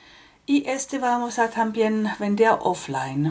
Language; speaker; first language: Spanish; non-native, fluent; German